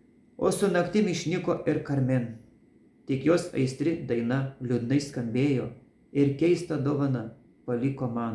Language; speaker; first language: Lithuanian; native; Lithuanian